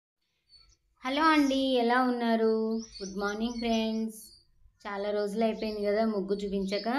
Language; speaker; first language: Telugu; native; Telugu